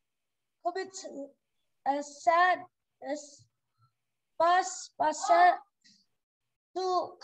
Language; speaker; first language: French; non-native, learner; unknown